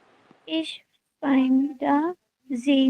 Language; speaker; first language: German; non-native, learner; Hindi